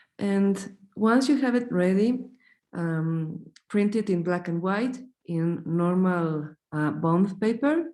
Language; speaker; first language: English; non-native, fluent; Spanish